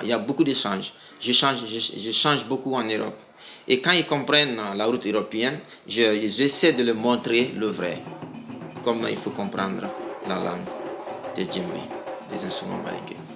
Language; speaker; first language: French; non-native, local second language; Mandingo